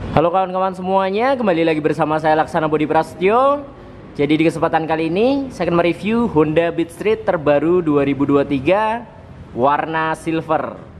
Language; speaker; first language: Indonesian; native; Indonesian